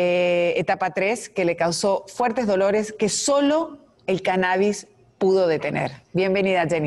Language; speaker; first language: Spanish; native; Spanish